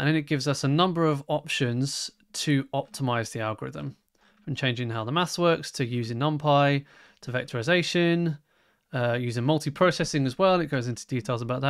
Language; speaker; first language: English; native; English